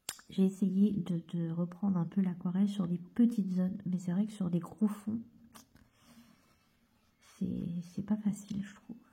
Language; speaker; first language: French; native; French